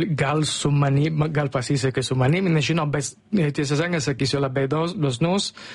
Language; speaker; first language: Lithuanian; non-native, learner; Italian